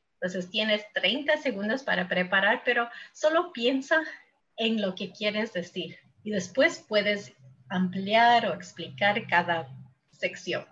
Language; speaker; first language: Spanish; non-native, fluent; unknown